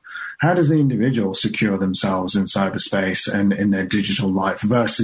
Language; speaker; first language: English; native; English